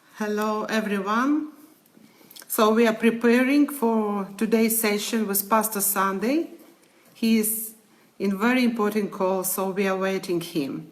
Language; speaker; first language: English; non-native, learner; Ukrainian